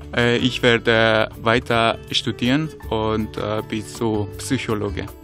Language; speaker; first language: German; non-native, learner; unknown